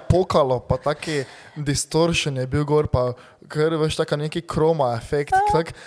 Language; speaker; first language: Slovenian; native; Slovenian